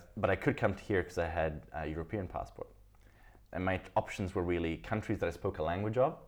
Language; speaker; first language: English; early bilingual, other home language; Italian